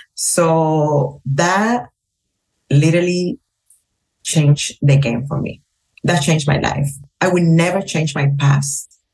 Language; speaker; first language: English; non-native, fluent; Spanish